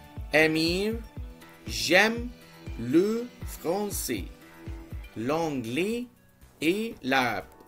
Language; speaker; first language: French; non-native, fluent; Arabic